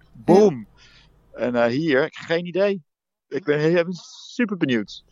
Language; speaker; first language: Dutch; early bilingual, heritage; Dutch